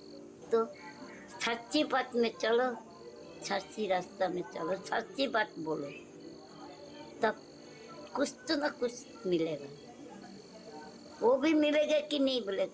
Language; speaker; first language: Hindi; non-native, local second language; Bangla